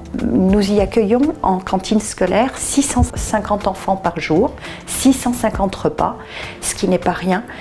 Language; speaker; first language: French; native; French